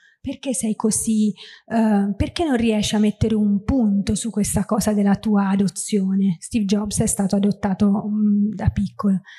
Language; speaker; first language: Italian; native; Italian